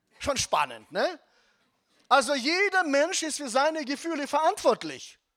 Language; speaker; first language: German; non-native, fluent; Russian